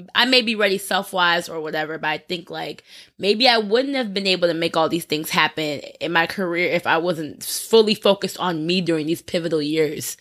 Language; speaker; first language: English; native; English